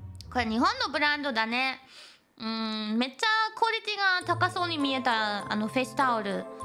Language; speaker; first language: Japanese; non-native, fluent; German